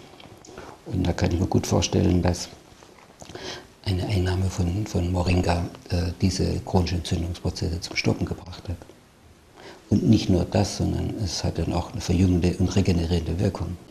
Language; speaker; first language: German; native; German